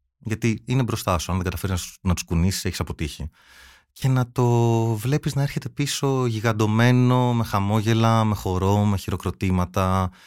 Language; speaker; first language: Greek; native; Greek